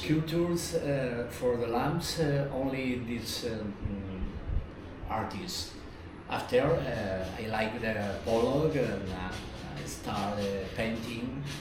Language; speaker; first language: English; non-native, learner; Spanish